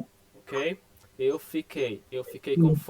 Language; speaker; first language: Portuguese; non-native, fluent; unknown